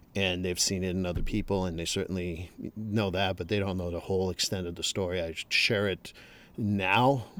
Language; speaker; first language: English; native; English